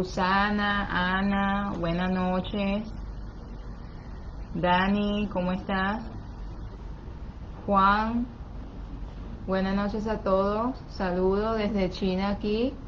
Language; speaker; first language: Spanish; non-native, fluent; Chinese